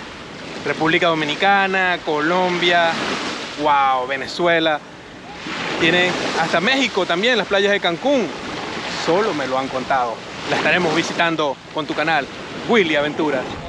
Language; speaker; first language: Spanish; native; Spanish